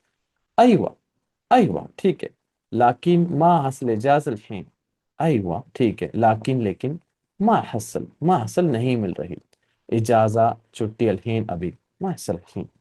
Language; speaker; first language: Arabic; non-native, fluent; Urdu